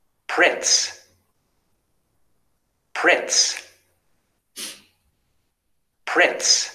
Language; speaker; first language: English; non-native, learner; Spanish